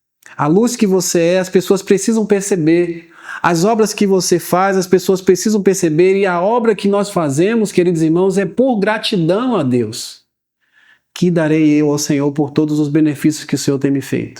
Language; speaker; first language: Portuguese; native; Portuguese